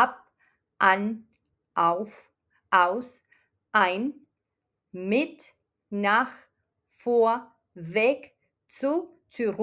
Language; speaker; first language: German; non-native, fluent; Spanish